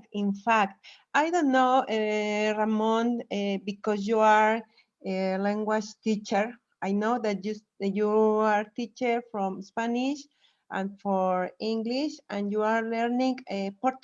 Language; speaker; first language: English; non-native, fluent; Spanish